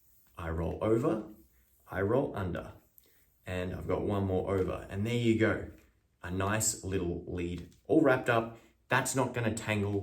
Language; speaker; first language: English; native; English